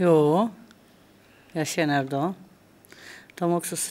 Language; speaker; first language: Swedish; non-native, learner; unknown